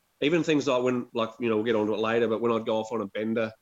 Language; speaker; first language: English; native; English